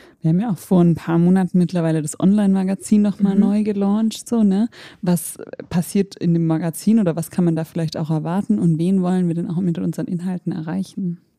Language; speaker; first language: German; native; German